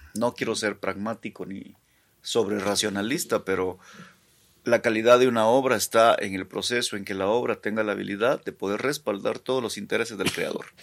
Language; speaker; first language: Spanish; native; Spanish